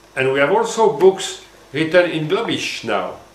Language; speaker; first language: English; non-native, fluent; French